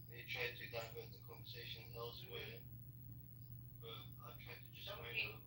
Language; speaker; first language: English; native; English